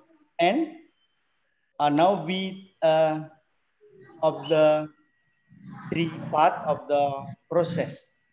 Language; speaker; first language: English; non-native, learner; Indonesian